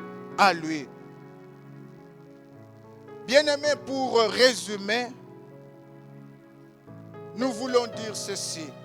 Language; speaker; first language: French; non-native, local second language; Lingala